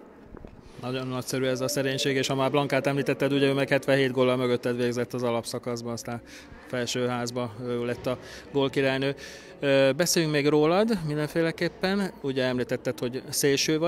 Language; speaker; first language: Hungarian; native; Hungarian